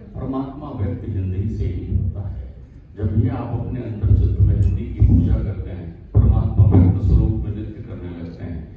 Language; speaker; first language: Hindi; native; Hindi